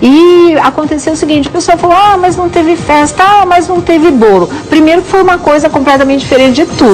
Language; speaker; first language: Portuguese; native; Portuguese